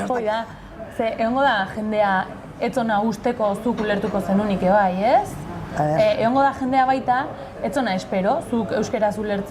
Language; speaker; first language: Basque; native; Basque